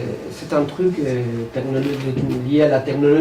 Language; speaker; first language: French; non-native, fluent; Spanish